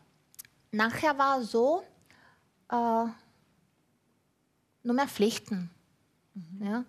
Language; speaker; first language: German; non-native, fluent; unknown